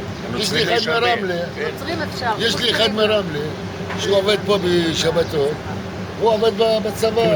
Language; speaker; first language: Hebrew; non-native, local second language; Arabic